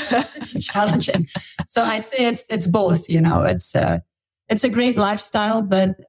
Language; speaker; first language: English; non-native, fluent; Dutch